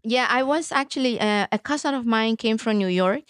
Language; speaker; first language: English; early bilingual, other home language; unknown